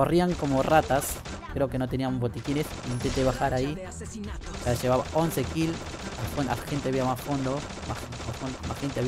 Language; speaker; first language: Spanish; native; Spanish